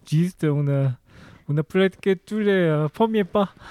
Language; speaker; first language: French; non-native, learner; Korean